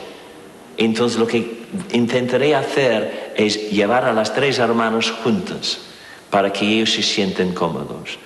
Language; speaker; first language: Spanish; native; Spanish